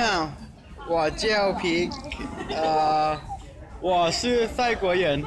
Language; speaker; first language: Chinese; non-native, learner; Thai